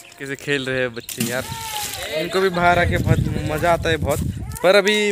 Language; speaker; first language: Hindi; non-native, local second language; Marathi